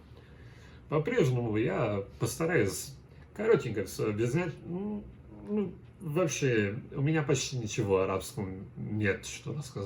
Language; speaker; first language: Russian; non-native, learner; Portuguese